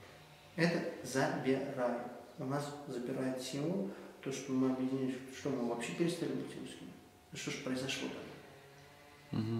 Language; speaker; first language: Russian; native; Russian